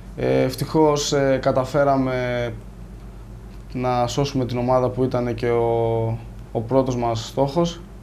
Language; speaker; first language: Greek; native; Greek